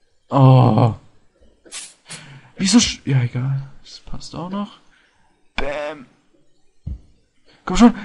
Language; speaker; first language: German; native; German